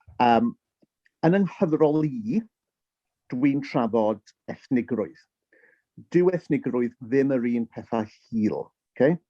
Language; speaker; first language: Welsh; early bilingual, heritage; Welsh